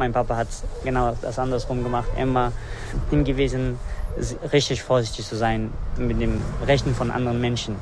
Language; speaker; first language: German; non-native, fluent; Persian